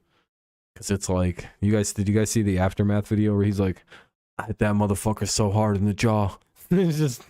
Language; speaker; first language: English; native; English